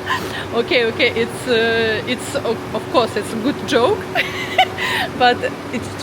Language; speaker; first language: English; non-native, learner; Russian